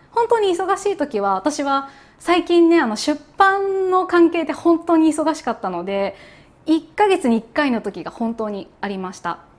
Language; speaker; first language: Japanese; native; Japanese